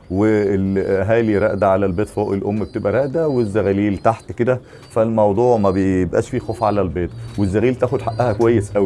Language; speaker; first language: Arabic; native; Arabic